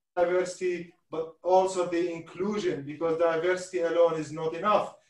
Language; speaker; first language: English; non-native, fluent; Arabic